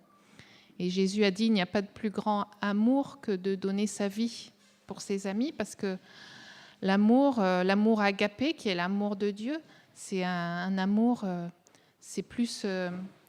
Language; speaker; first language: French; native; French